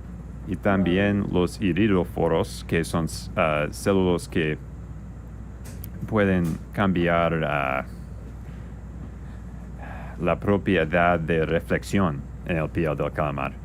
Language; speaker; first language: Spanish; non-native, learner; English